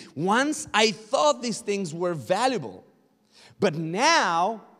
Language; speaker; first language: English; non-native, fluent; Romanian